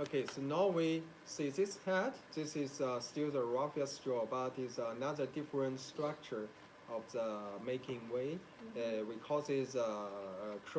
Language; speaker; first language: English; non-native, learner; Chinese